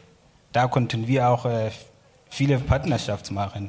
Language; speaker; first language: German; non-native, learner; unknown